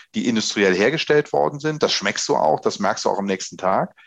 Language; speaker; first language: German; native; German